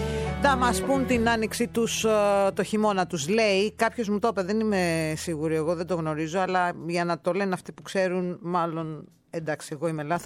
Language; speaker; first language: Greek; native; Greek